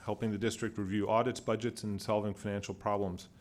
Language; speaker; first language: English; native; English